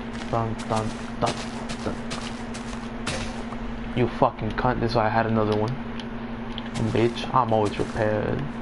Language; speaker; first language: English; early bilingual, other home language; Spanish